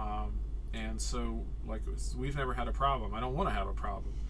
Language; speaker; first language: English; native; English